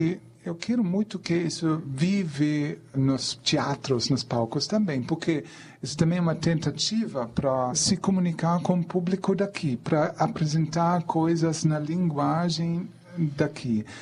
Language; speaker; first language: Portuguese; non-native, fluent; German